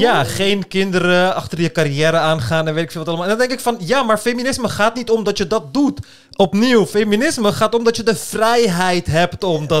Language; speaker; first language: Dutch; native; Dutch